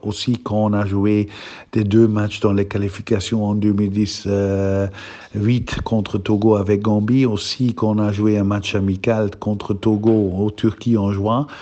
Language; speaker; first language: French; non-native, fluent; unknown